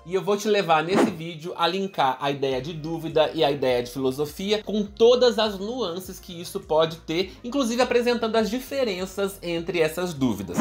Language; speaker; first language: Portuguese; native; Portuguese